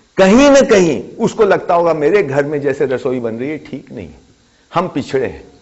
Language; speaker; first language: Hindi; native; Hindi